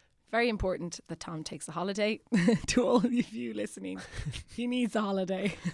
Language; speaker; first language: English; non-native, fluent; Italian